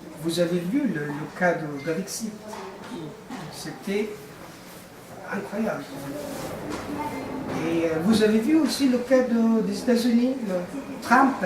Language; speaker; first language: French; non-native, fluent; Persian